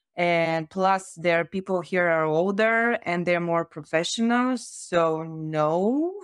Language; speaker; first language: English; non-native, fluent; Bulgarian